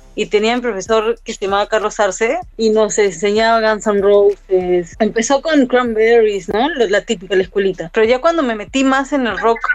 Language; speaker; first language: Spanish; native; Spanish